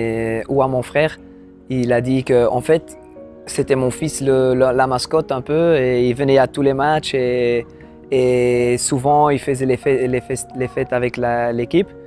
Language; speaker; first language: French; non-native, local second language; Dutch